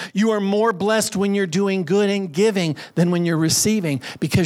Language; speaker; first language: English; native; English